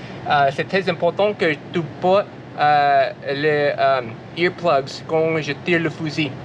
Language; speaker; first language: French; non-native, learner; English